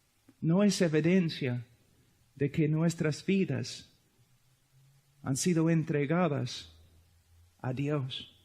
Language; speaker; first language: Spanish; non-native, fluent; English